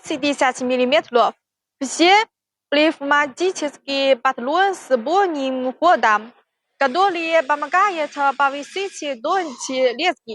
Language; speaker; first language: Russian; non-native, learner; Chinese